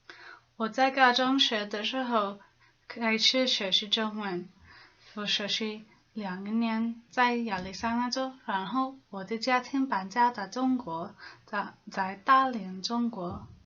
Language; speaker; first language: Chinese; non-native, fluent; English